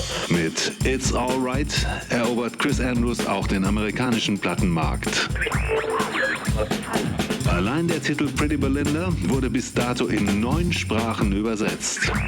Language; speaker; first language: German; native; German